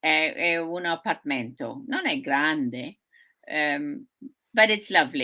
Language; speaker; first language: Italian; early bilingual, heritage; Sicilian